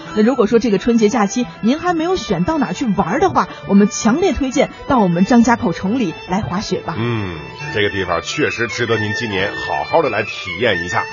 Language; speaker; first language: Chinese; native; Chinese